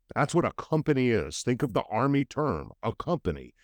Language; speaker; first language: English; native; English